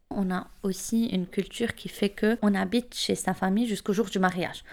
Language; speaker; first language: French; non-native, local second language; Arabic